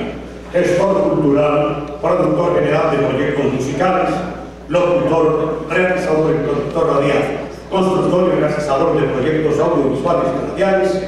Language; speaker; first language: Spanish; native; Spanish